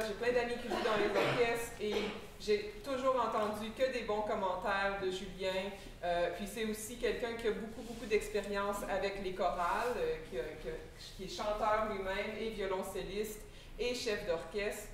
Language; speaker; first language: French; native; French